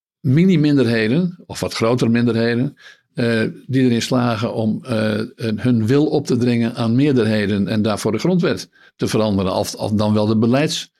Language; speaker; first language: Dutch; native; Dutch